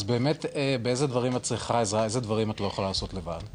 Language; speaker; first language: Hebrew; native; Hebrew